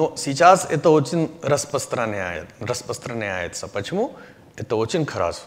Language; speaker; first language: Russian; non-native, learner; Hindi